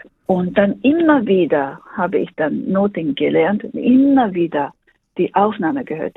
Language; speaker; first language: German; non-native, fluent; Japanese